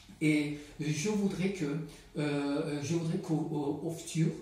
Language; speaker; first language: French; non-native, fluent; Azerbaijani